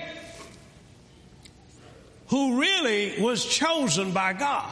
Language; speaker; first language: English; native; English